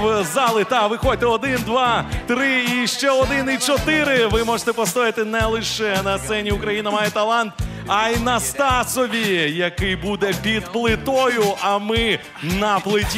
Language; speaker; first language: Ukrainian; native; Ukrainian